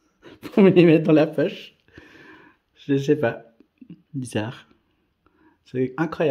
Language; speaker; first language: French; native; French